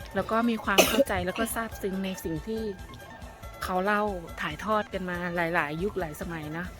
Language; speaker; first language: Thai; native; Thai